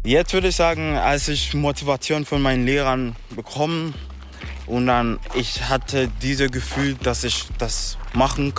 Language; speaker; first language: German; non-native, learner; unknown